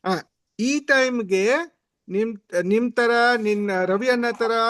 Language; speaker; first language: Kannada; non-native, learner; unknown